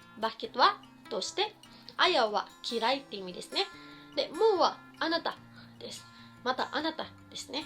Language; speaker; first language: Japanese; non-native, fluent; Filipino